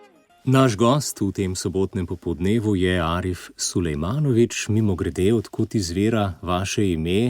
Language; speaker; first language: Slovenian; native; Slovenian